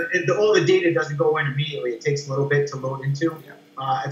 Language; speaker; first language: English; native; English